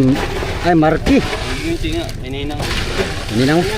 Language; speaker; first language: Filipino; non-native, local second language; Cebuano